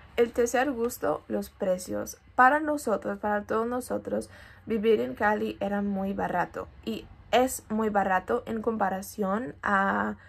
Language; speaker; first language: Spanish; non-native, fluent; English